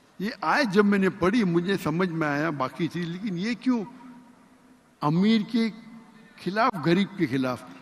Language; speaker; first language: Urdu; non-native, local second language; Konkani